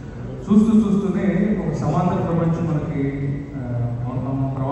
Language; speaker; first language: Telugu; native; Telugu